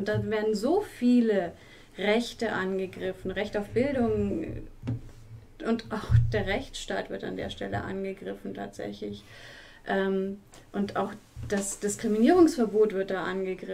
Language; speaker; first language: German; native; German